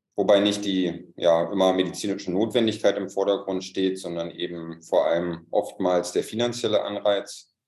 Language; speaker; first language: German; native; German